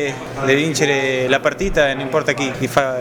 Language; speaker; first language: Italian; non-native, fluent; Spanish